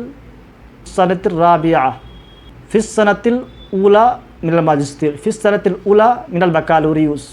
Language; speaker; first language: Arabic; non-native, fluent; Urdu